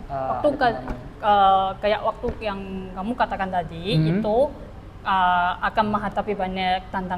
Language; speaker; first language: Indonesian; non-native, fluent; Chinese